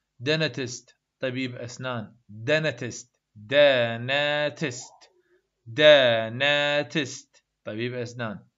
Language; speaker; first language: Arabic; native; Arabic